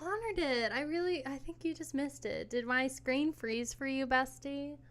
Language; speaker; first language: English; native; English